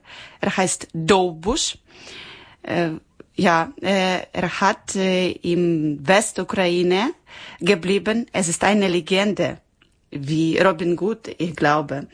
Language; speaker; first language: German; non-native, learner; Ukrainian